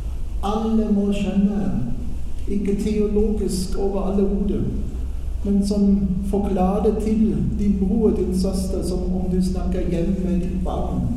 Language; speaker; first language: Norwegian; non-native, fluent; German